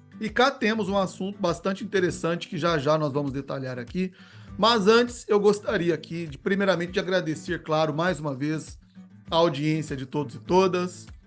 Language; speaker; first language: Portuguese; native; Portuguese